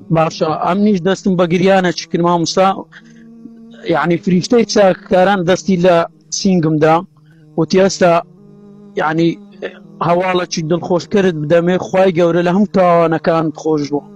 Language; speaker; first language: Central Kurdish; native; Central Kurdish